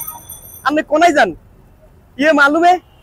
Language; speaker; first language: Hindi; non-native, learner; Bangla